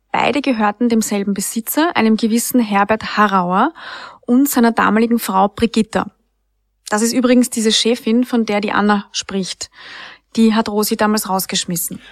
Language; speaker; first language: German; native; German